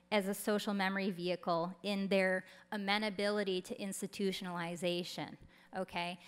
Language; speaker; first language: English; native; English